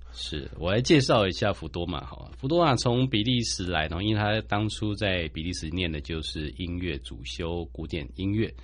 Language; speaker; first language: Chinese; native; Chinese